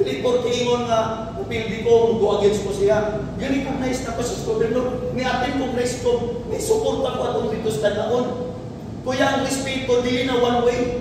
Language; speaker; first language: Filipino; non-native, local second language; Cebuano